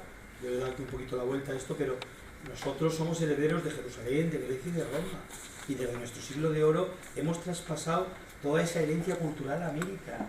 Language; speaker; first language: Spanish; native; Spanish